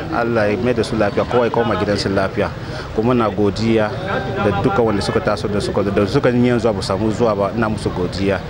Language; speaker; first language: Hausa; non-native, local second language; Fula